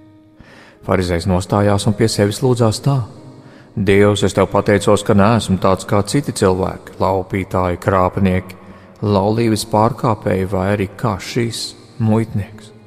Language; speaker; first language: Latvian; native; Latvian